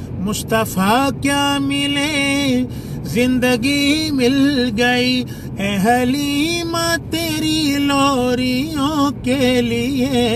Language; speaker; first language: Urdu; native; Urdu